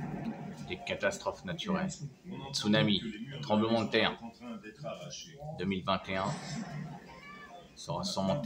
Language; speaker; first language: French; native; French